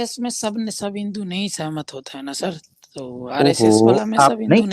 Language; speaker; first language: Hindi; non-native, local second language; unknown